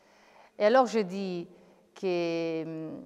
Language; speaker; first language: French; non-native, fluent; Italian